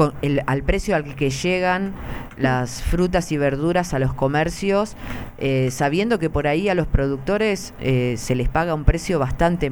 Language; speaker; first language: Spanish; native; Spanish